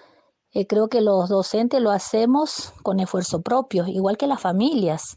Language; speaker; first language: Spanish; native; Spanish